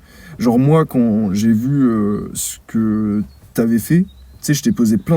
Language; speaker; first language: French; native; French